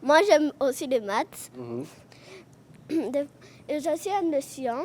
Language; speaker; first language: French; non-native, learner; English